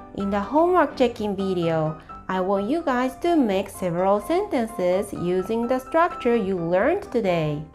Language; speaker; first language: English; non-native, fluent; Japanese